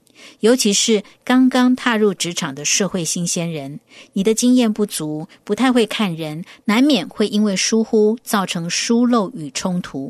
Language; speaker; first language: Chinese; native; Chinese